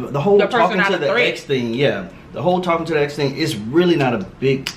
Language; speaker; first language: English; native; English